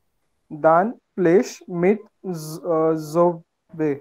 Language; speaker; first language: German; non-native, learner; Marathi